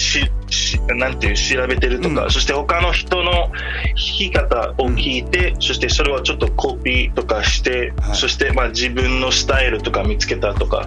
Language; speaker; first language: Japanese; non-native, fluent; English